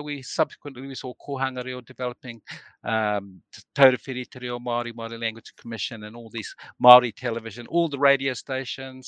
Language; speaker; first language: English; native; English